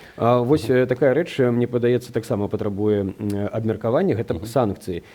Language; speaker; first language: Belarusian; non-native, local second language; Russian